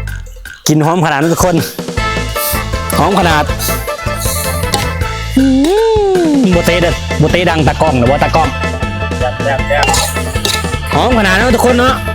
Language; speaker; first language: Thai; non-native, local second language; Northeastern Thai